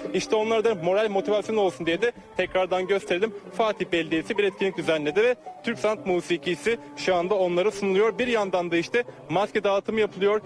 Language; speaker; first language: Turkish; native; Turkish